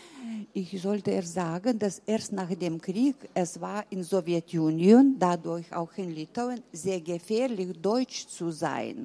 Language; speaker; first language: German; early bilingual, heritage; German